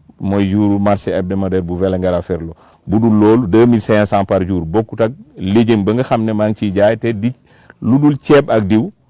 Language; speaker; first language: Wolof; non-native, local second language; Fula